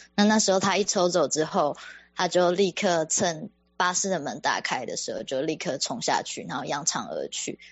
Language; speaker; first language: Chinese; native; Chinese